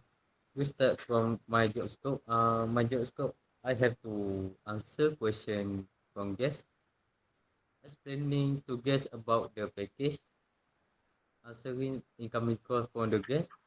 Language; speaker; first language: English; non-native, local second language; Malay